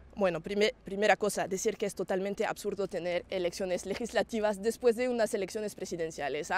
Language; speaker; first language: Spanish; non-native, fluent; French